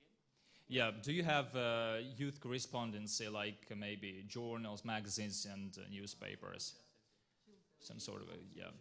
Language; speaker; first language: English; non-native, local second language; Russian